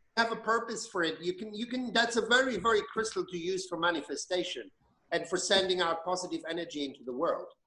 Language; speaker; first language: English; non-native, fluent; German